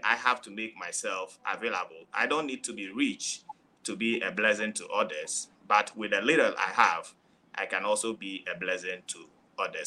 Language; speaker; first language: English; non-native, local second language; Ewe